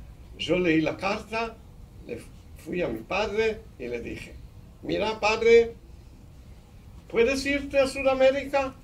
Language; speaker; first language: Spanish; non-native, fluent; Hebrew